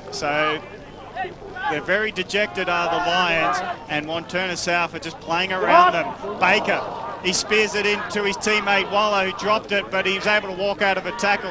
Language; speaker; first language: English; native; English